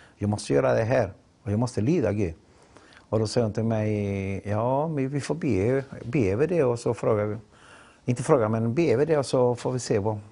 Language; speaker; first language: Swedish; non-native, fluent; Spanish